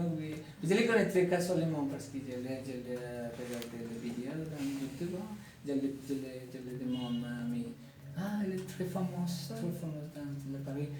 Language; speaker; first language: French; non-native, learner; Spanish